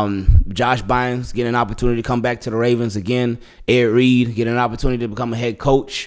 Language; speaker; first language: English; native; English